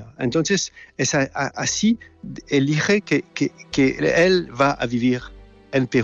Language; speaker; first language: Spanish; non-native, fluent; French